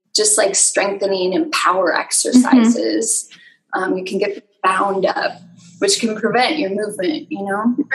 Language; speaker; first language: English; native; English